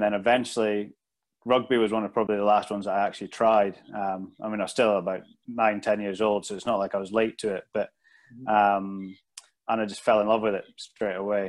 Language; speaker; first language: English; native; English